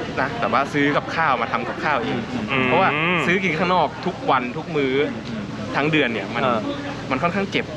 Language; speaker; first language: Thai; native; Thai